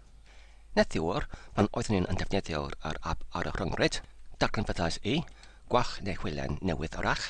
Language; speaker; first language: Welsh; non-native, learner; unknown